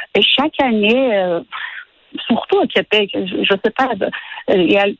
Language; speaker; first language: French; non-native, learner; Persian